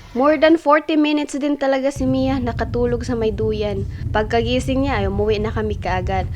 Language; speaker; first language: Filipino; non-native, local second language; Cebuano